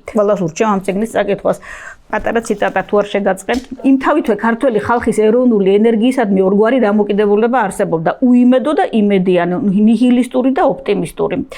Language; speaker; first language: Georgian; native; Georgian